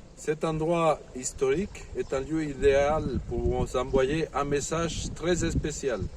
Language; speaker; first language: French; non-native, fluent; Spanish